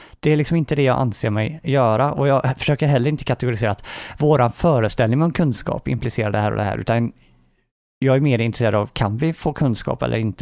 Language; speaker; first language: Swedish; native; Swedish